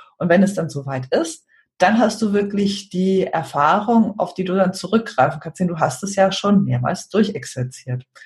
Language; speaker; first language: German; native; German